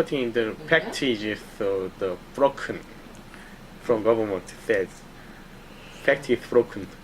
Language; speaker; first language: English; non-native, learner; Korean